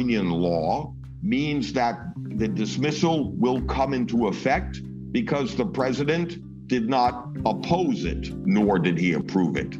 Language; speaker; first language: English; native; English